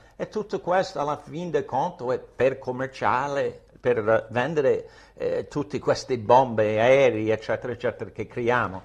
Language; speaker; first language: Italian; non-native, fluent; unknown